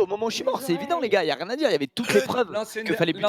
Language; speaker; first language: French; native; French